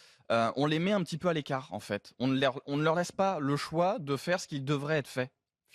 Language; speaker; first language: French; native; French